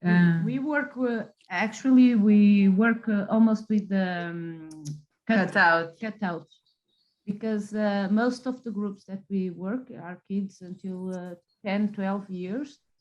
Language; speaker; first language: English; non-native, fluent; Portuguese